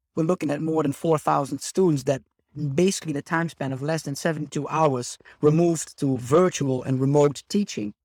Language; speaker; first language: English; non-native, fluent; Dutch